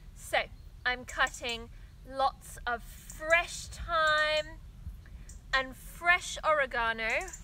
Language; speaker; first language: English; native; English